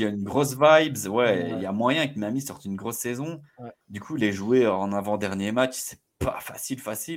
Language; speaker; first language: French; native; French